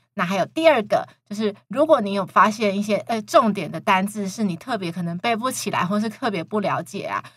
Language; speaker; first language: Chinese; native; Chinese